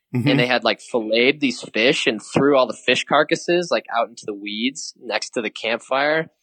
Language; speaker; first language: English; native; English